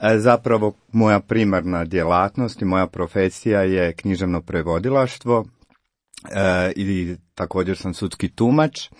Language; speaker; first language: Croatian; native; Croatian